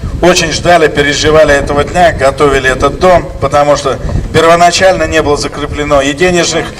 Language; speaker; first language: Russian; native; Russian